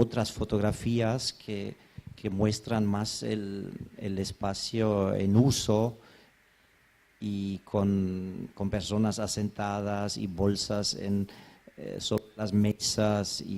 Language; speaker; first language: Spanish; non-native, fluent; German